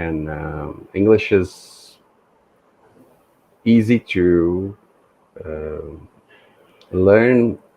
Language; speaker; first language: English; non-native, fluent; Portuguese